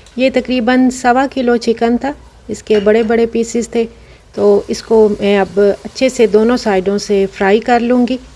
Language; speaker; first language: Urdu; non-native, local second language; Punjabi